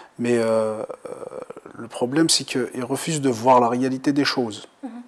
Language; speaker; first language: French; non-native, local second language; Kabyle